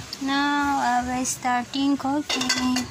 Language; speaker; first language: English; non-native, learner; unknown